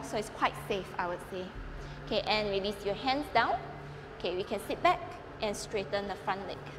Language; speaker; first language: English; non-native, local second language; Chinese